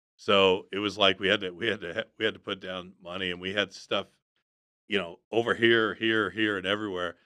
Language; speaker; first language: English; native; English